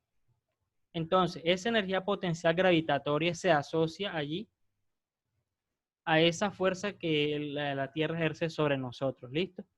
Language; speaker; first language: Spanish; native; Spanish